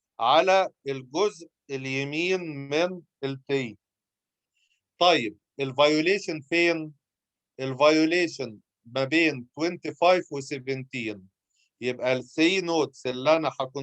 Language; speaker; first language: Arabic; native; Arabic